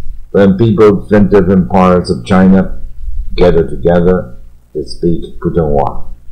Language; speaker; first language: English; non-native, fluent; Chinese